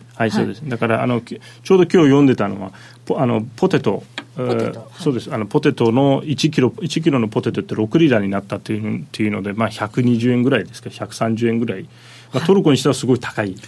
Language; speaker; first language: Japanese; non-native, fluent; Turkish